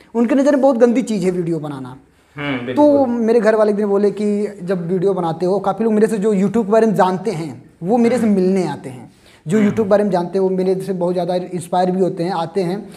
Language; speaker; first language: Hindi; native; Hindi